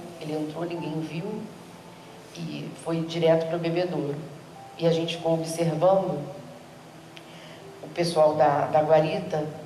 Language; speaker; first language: Portuguese; native; Portuguese